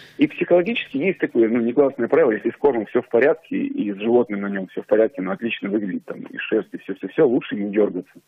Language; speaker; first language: Russian; native; Russian